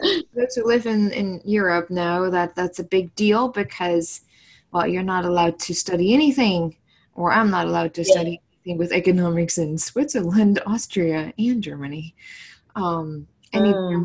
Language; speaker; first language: English; non-native, fluent; German